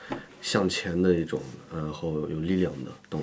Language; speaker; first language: Chinese; native; Chinese